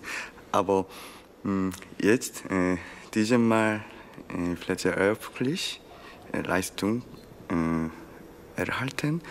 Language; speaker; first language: German; non-native, learner; Korean